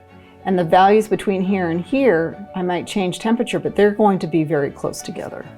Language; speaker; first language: English; native; English